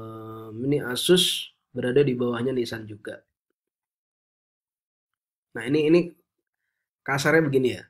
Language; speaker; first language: Indonesian; native; Indonesian